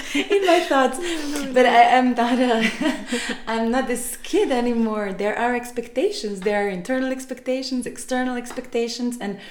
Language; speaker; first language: English; non-native, fluent; Serbian